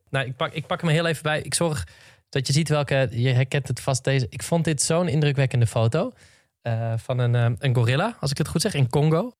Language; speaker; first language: Dutch; native; Dutch